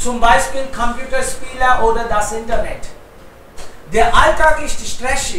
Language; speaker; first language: German; non-native, fluent; Hindi